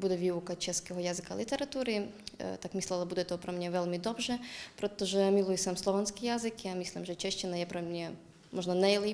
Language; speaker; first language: Czech; non-native, learner; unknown